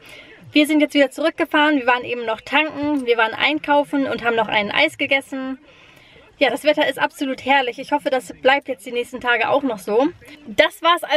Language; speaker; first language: German; native; German